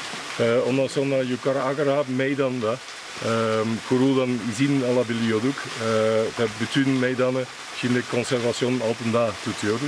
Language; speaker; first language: Turkish; non-native, fluent; Dutch